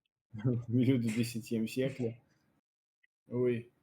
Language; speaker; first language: French; non-native, learner; Russian